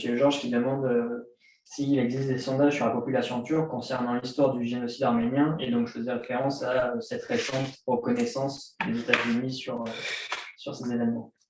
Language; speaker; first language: French; native; French